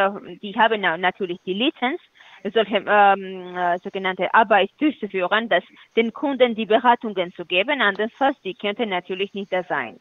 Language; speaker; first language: German; non-native, fluent; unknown